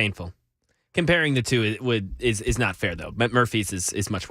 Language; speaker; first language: English; native; English